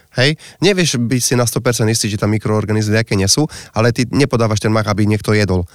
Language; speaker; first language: Slovak; native; Slovak